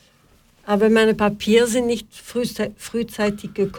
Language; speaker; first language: German; non-native, fluent; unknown